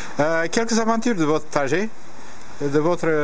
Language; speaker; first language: French; non-native, learner; Romanian